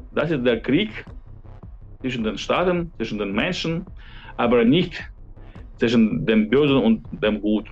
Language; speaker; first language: German; non-native, fluent; Ukrainian